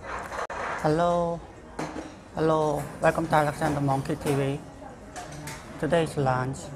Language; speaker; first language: English; non-native, fluent; Korean